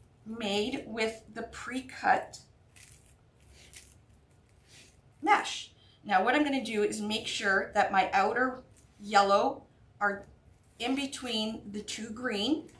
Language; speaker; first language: English; native; English